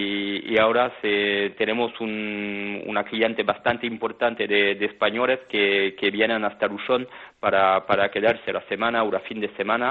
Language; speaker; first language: Spanish; non-native, fluent; French